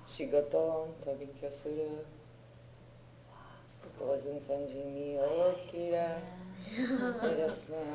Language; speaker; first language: Japanese; non-native, learner; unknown